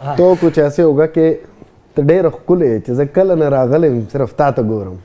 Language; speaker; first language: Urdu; non-native, local second language; Pashto